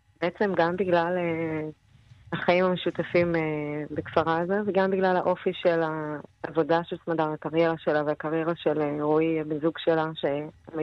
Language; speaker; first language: Hebrew; native; Hebrew